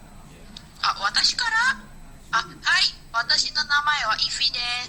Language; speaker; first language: Japanese; non-native, learner; Indonesian